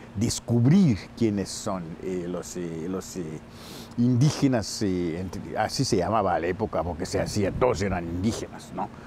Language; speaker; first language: Spanish; non-native, fluent; Haitian Creole